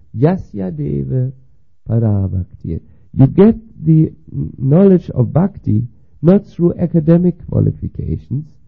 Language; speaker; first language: English; non-native, fluent; German